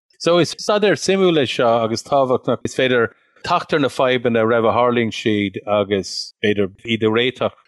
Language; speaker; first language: Irish; non-native, local second language; English